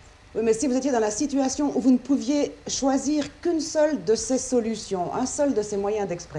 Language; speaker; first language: French; native; French